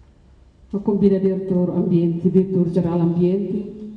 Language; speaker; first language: Portuguese; non-native, local second language; Tetum